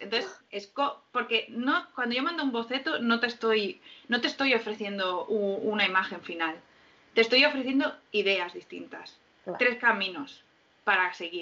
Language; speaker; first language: Spanish; native; Spanish